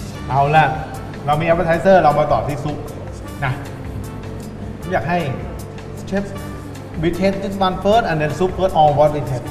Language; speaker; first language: Thai; native; Thai